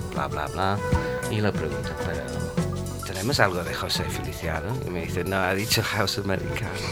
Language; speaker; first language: Spanish; non-native, fluent; English